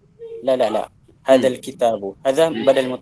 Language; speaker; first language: Arabic; non-native, learner; Malay